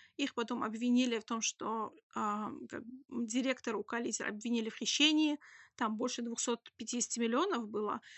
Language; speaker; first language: Russian; native; Russian